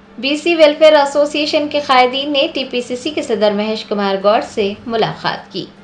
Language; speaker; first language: Urdu; native; Urdu